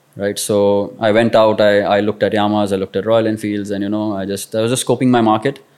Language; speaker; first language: English; non-native, local second language; Marathi